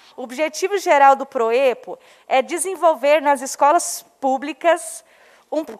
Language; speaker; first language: Portuguese; non-native, local second language; Polish